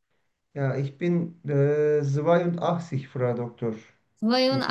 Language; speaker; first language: German; non-native, learner; Turkish